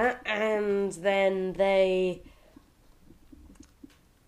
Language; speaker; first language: English; native; English